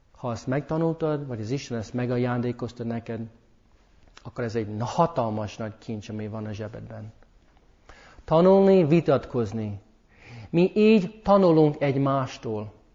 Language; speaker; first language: Hungarian; early bilingual, heritage; English